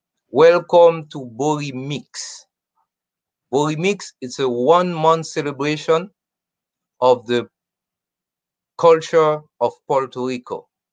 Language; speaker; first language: English; non-native, fluent; Haitian Creole